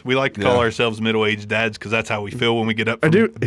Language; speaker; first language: English; native; English